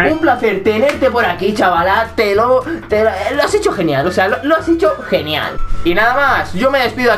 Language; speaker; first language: Spanish; native; Spanish